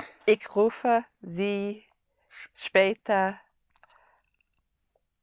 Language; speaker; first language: German; non-native, learner; English